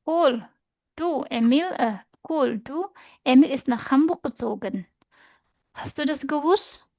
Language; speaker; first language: German; non-native, fluent; Indonesian